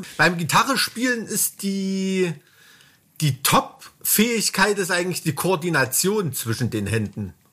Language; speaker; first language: German; native; German